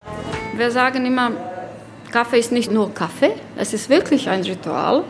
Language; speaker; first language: German; non-native, learner; Bosnian